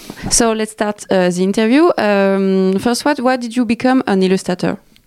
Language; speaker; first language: English; non-native, learner; French